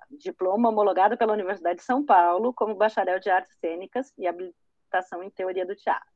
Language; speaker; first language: Portuguese; native; Portuguese